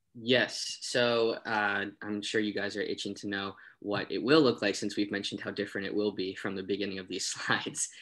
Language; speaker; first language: English; native; English